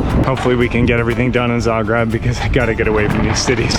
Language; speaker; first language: English; native; English